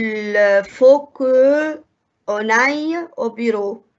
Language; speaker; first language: French; non-native, fluent; Arabic